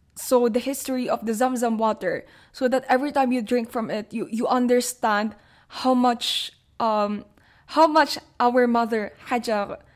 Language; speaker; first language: English; non-native, local second language; Filipino